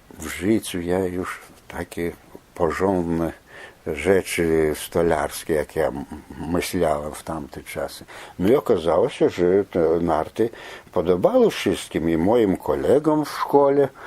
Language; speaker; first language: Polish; non-native, fluent; Belarusian